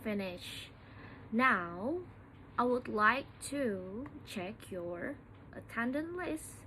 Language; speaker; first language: English; non-native, learner; Indonesian